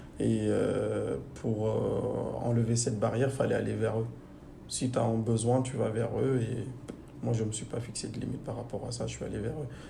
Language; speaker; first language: French; non-native, local second language; Fula